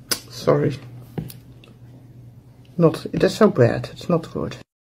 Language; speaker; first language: English; non-native, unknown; Dutch